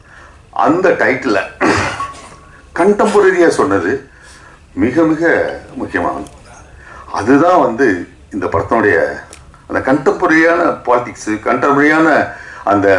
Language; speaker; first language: Tamil; native; Tamil